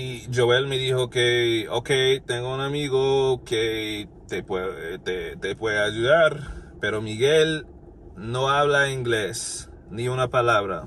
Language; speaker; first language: Spanish; non-native, learner; English